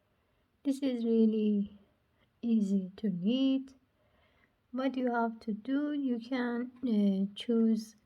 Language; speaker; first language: English; non-native, learner; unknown